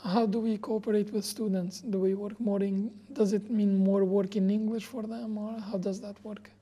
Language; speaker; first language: English; non-native, fluent; Albanian